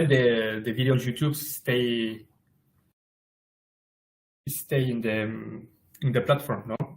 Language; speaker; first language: English; non-native, fluent; Spanish